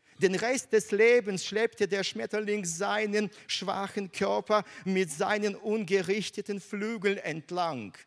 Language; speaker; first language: German; non-native, fluent; Russian